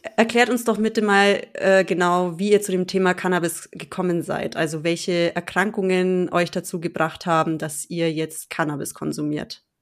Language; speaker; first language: German; native; German